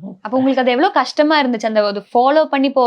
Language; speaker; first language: Tamil; native; Tamil